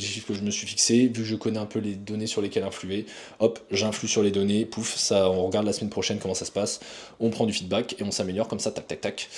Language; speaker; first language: French; native; French